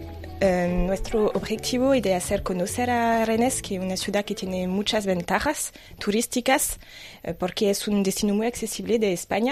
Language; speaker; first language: Spanish; non-native, fluent; French